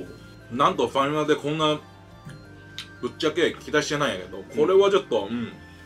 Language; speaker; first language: Japanese; native; Japanese